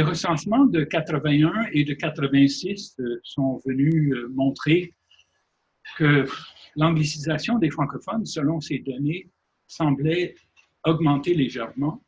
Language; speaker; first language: French; native; French